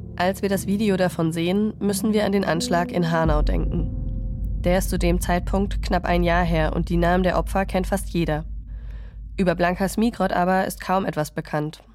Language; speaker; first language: German; native; German